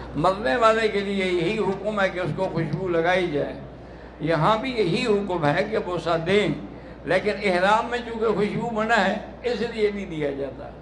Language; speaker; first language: Urdu; native; Urdu